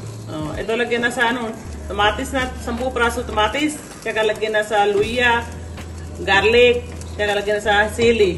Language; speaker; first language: Filipino; non-native, learner; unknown